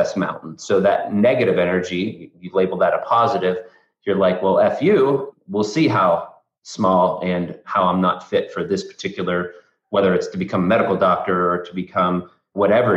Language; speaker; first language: English; native; English